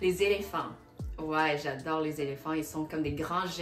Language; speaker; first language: French; non-native, local second language; English